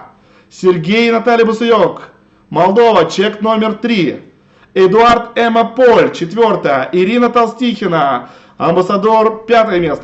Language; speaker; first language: Russian; native; Russian